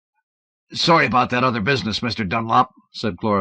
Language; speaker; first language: English; native; English